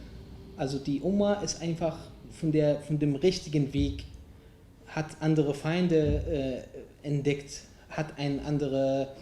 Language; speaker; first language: German; non-native, fluent; Arabic